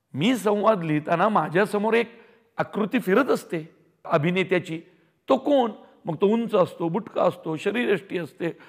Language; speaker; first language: Marathi; native; Marathi